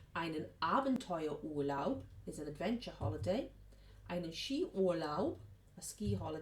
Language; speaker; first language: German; non-native, fluent; English